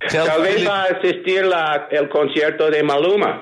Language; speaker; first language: Spanish; non-native, fluent; English